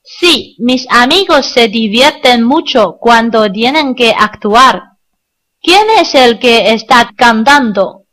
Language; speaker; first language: Spanish; non-native, learner; Chinese